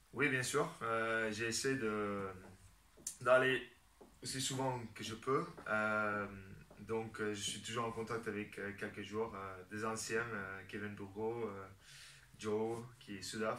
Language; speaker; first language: French; non-native, fluent; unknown